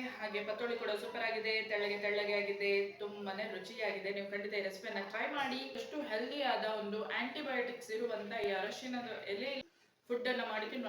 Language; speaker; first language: Kannada; non-native, local second language; Konkani